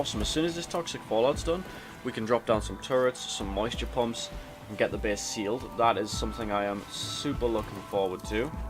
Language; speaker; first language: English; native; English